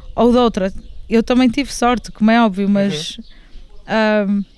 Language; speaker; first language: Portuguese; native; Portuguese